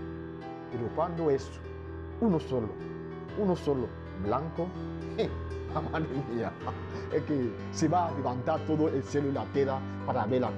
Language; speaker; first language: Spanish; non-native, fluent; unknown